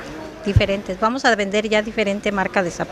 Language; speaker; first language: Spanish; native; Spanish